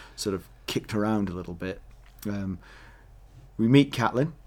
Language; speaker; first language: English; native; English